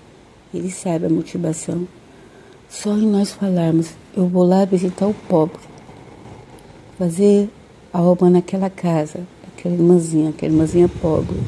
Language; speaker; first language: Portuguese; native; Portuguese